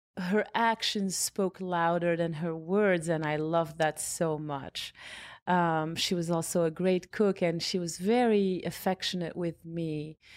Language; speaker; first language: English; non-native, fluent; Arabic